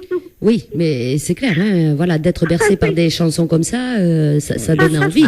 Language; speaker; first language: French; native; French